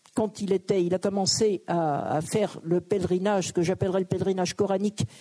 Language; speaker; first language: French; native; French